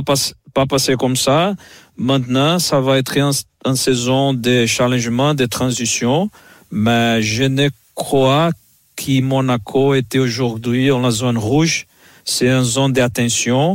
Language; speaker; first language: French; non-native, fluent; Portuguese